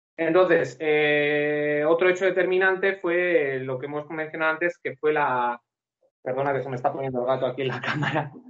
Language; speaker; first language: Spanish; native; Spanish